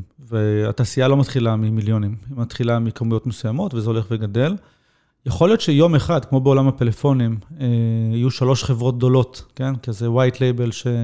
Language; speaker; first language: Hebrew; native; Hebrew